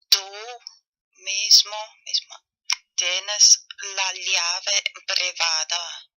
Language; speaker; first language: Spanish; non-native, fluent; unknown